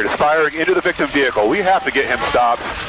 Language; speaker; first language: English; native; English